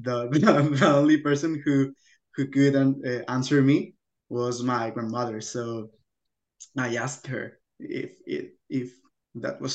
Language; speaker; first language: English; non-native, fluent; Spanish